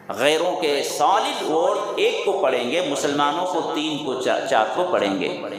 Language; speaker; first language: Urdu; native; Urdu